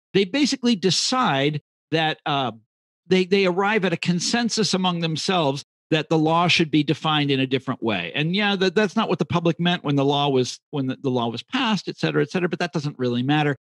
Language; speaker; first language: English; native; English